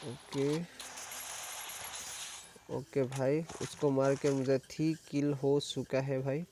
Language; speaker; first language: Hindi; non-native, local second language; Assamese